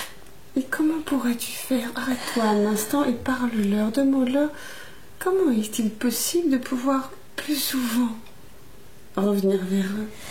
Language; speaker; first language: French; native; French